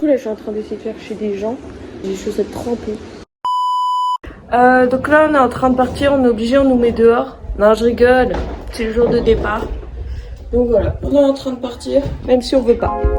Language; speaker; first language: French; native; French